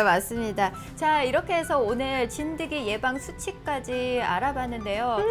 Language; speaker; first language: Korean; native; Korean